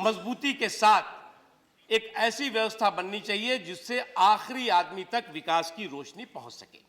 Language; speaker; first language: Hindi; native; Hindi